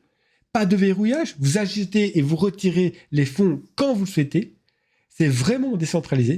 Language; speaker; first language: French; native; French